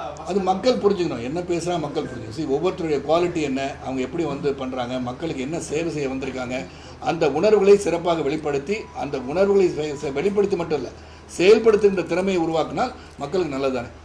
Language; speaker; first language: Tamil; native; Tamil